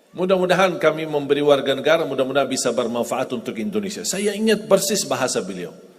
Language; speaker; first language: Indonesian; non-native, fluent; Arabic